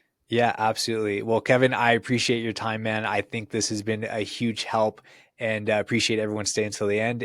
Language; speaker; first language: English; native; English